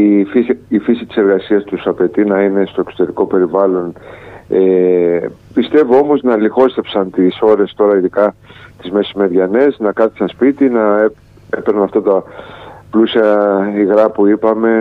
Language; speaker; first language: Greek; native; Greek